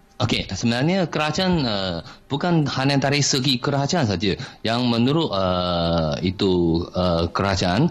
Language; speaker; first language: Malay; non-native, fluent; Chinese